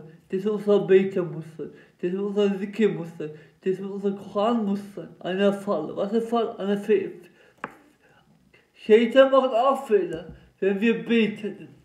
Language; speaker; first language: German; non-native, learner; Turkish